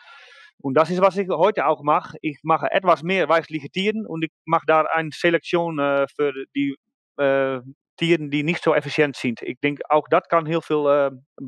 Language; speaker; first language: German; non-native, learner; Dutch